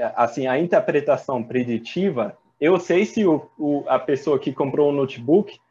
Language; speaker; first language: Portuguese; non-native, fluent; German